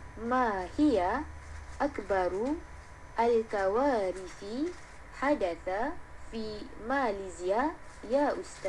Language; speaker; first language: Arabic; non-native, learner; Malay